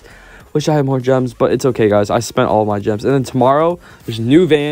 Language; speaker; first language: English; native; English